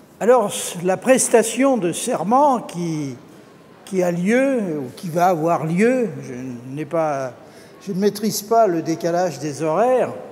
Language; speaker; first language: French; native; French